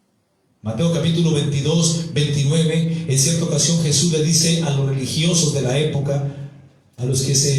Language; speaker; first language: Spanish; native; Spanish